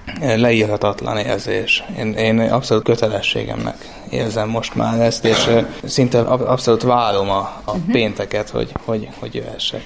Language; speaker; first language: Hungarian; native; Hungarian